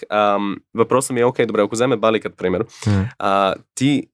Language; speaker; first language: Bulgarian; early bilingual, other home language; English